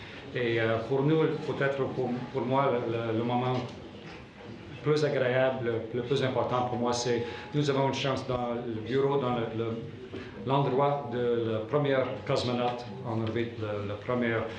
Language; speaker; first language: French; non-native, local second language; English